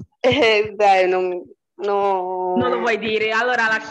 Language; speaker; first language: Italian; non-native, fluent; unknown